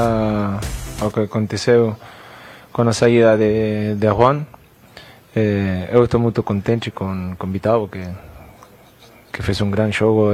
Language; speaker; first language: Portuguese; non-native, fluent; Spanish